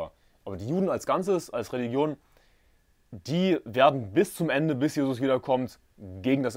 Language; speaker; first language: German; native; German